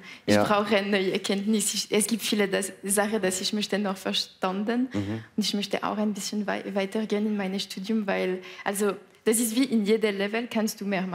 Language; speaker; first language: German; non-native, local second language; French